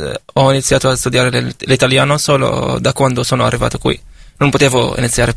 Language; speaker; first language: Italian; non-native, fluent; Arabic